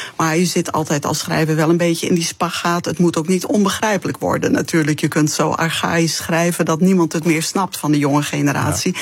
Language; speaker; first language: Dutch; non-native, local second language; Western Frisian